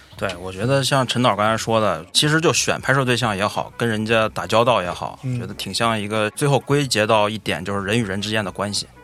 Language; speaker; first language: Chinese; native; Chinese